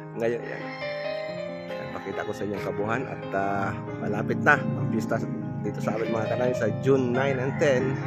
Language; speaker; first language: Filipino; non-native, local second language; Masbatenyo